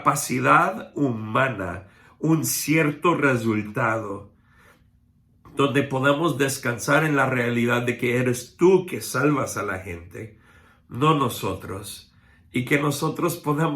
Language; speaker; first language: Spanish; non-native, fluent; English